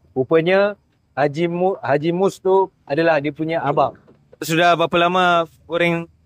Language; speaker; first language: Malay; native; Malay